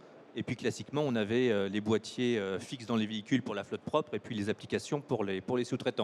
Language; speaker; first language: French; native; French